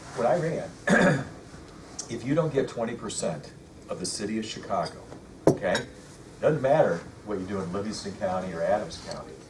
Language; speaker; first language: English; native; English